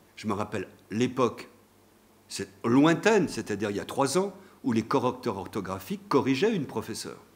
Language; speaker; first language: French; native; French